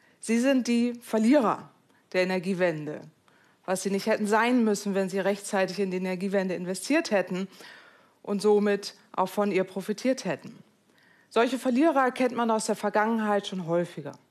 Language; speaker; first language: German; native; German